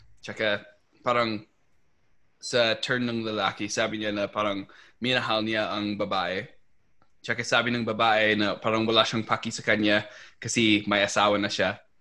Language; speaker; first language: Filipino; non-native, fluent; English